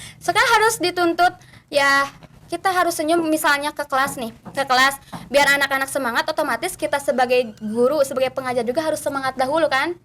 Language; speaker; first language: Indonesian; non-native, local second language; Sundanese